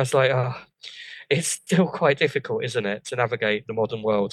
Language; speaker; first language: English; native; English